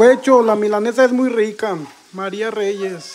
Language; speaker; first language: Spanish; native; Spanish